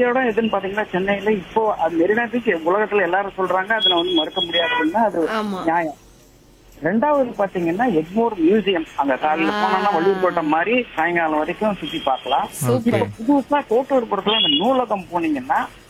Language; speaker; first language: Tamil; native; Tamil